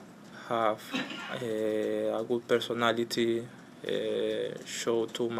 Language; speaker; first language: English; non-native, learner; Spanish